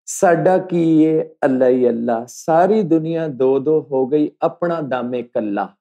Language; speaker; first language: Hindi; native; Hindi